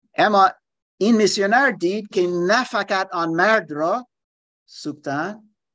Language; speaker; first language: Persian; non-native, learner; German